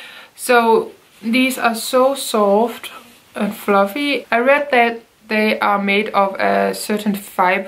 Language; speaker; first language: English; non-native, fluent; Danish